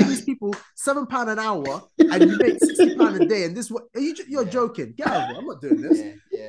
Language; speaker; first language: English; non-native, fluent; Arabic